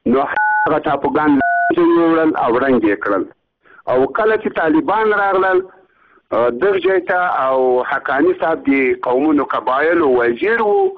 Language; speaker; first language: Pashto; native; Pashto